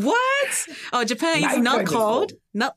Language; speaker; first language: English; non-native, learner; Japanese